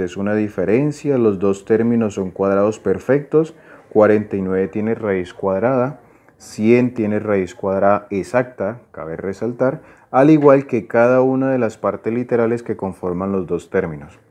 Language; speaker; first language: Spanish; native; Spanish